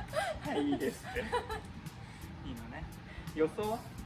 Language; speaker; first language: Japanese; native; Japanese